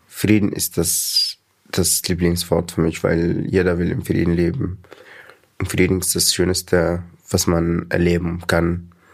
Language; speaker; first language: German; non-native, fluent; Arabic